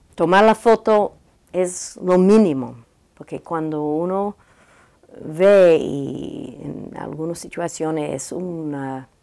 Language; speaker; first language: Spanish; non-native, learner; English